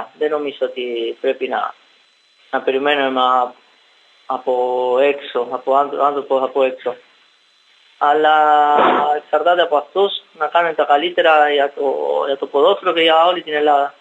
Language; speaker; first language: Greek; non-native, learner; Spanish